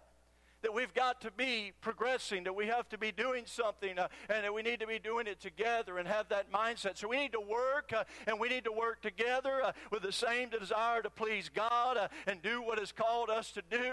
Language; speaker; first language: English; native; English